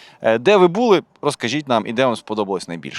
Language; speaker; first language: Ukrainian; native; Ukrainian